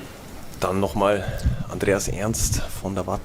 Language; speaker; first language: German; native; German